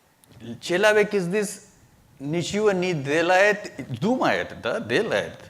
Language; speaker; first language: Russian; non-native, learner; Hindi